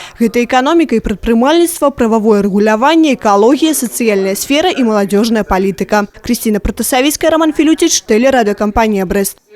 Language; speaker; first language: Belarusian; native; Belarusian